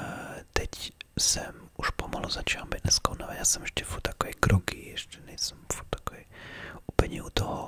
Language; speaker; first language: Czech; early bilingual, heritage; Czech